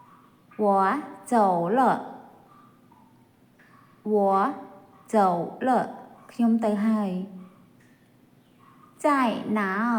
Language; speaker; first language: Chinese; non-native, fluent; Khmer